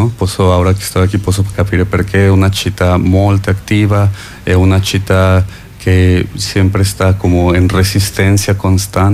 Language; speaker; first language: Italian; non-native, learner; Spanish